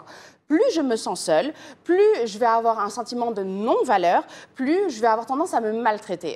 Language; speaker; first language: French; native; French